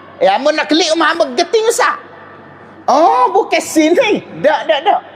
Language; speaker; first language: Malay; native; Malay